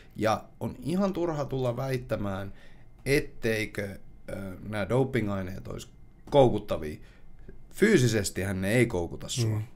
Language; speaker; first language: Finnish; native; Finnish